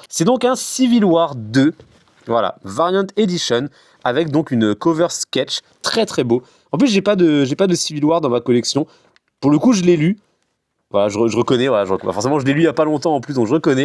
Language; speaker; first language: French; native; French